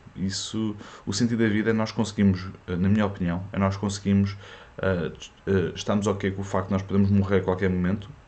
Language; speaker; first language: Portuguese; early bilingual, other home language; French